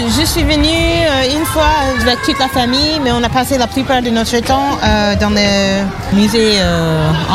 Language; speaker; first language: French; non-native, fluent; English